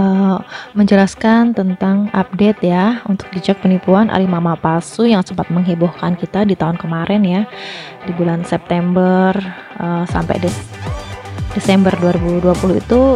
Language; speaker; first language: Indonesian; native; Indonesian